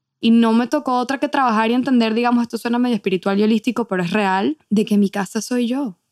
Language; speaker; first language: Spanish; native; Spanish